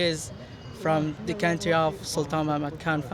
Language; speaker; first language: English; non-native, learner; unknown